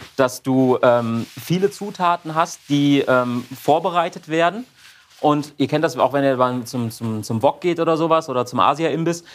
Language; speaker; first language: German; native; German